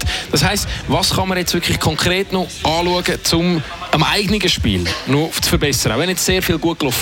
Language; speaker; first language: German; native; German